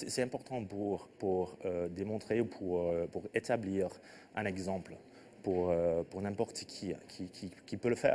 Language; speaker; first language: French; non-native, fluent; English